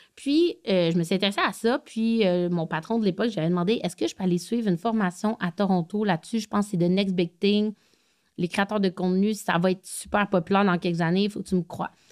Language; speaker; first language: French; native; French